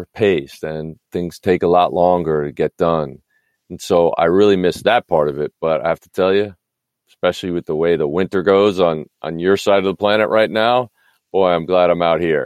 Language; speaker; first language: English; native; English